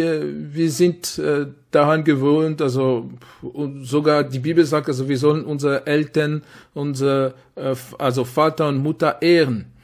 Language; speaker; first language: German; non-native, fluent; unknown